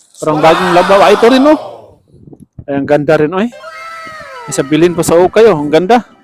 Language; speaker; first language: Filipino; non-native, local second language; Cebuano